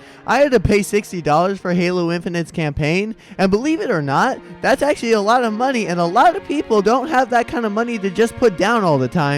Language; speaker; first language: English; native; English